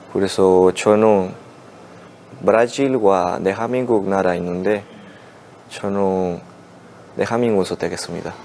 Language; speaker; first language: Korean; non-native, learner; Spanish